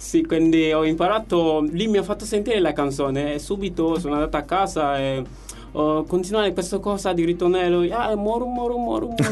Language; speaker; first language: Italian; non-native, learner; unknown